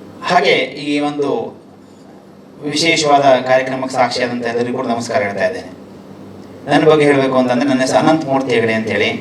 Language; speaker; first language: Kannada; native; Kannada